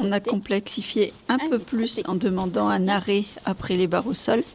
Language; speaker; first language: French; native; French